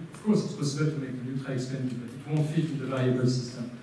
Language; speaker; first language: English; non-native, learner; French